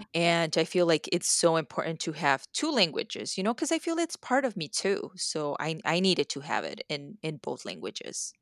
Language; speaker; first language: English; non-native, fluent; Spanish